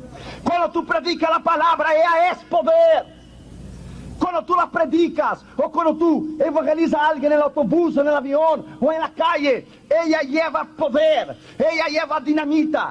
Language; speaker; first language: Spanish; non-native, fluent; Portuguese